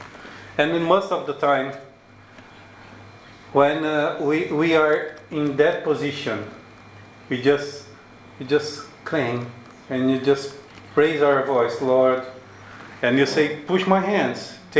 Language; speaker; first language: English; non-native, learner; Portuguese